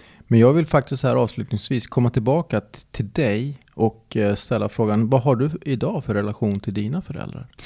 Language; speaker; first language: Swedish; native; Swedish